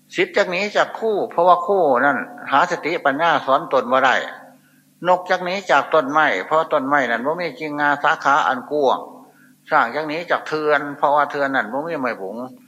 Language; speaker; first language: Thai; non-native, local second language; Northeastern Thai